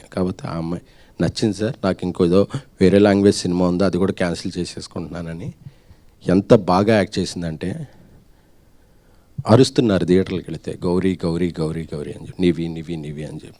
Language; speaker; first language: Telugu; native; Telugu